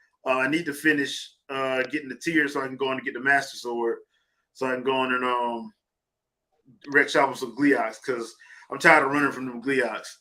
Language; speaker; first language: English; native; English